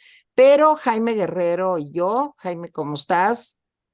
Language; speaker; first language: Spanish; native; Spanish